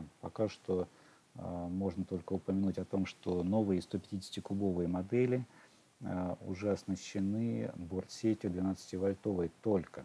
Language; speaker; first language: Russian; native; Russian